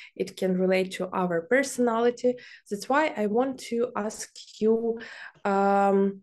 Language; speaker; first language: English; non-native, fluent; Ukrainian